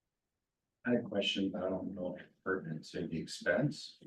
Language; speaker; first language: English; native; English